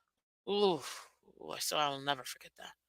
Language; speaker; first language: English; native; English